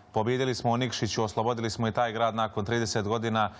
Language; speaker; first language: Serbian; native; Serbian